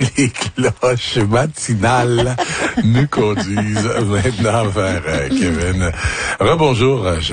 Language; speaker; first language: French; native; French